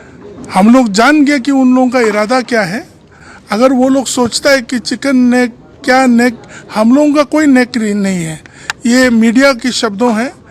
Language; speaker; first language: Hindi; non-native, local second language; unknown